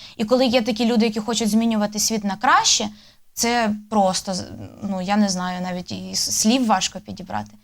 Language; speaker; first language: Ukrainian; native; Ukrainian